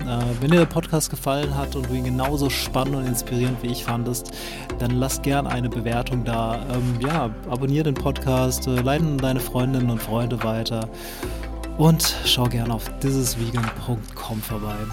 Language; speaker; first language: German; native; German